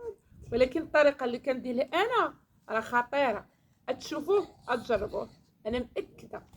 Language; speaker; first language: Arabic; native; Arabic